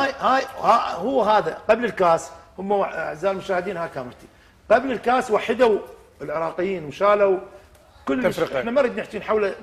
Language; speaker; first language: Arabic; native; Arabic